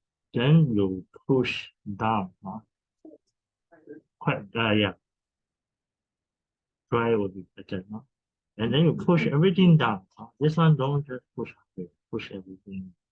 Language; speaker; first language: English; non-native, fluent; Chinese